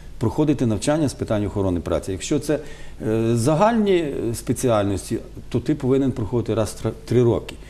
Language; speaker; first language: Ukrainian; native; Ukrainian